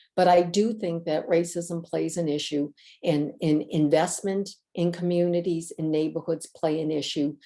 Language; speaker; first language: English; native; English